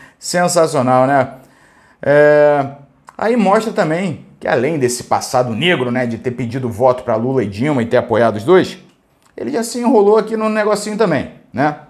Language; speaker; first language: Portuguese; native; Portuguese